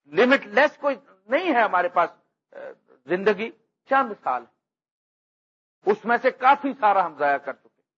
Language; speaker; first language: Urdu; non-native, local second language; Punjabi